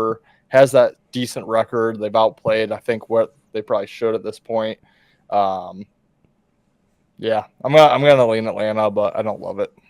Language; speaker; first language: English; native; English